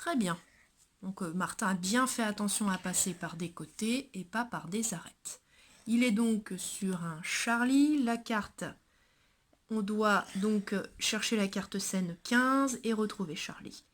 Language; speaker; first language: French; native; French